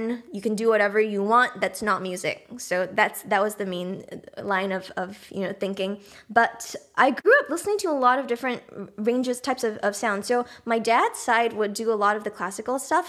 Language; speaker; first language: English; native; English